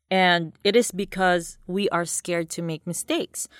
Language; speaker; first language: English; non-native, local second language; Cebuano